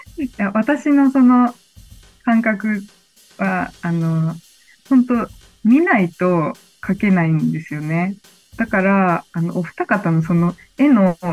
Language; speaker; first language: Japanese; native; Japanese